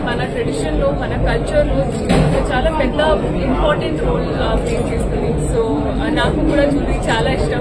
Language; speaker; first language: Telugu; non-native, fluent; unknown